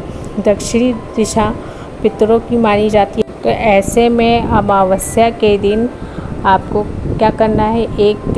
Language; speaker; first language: Hindi; native; Hindi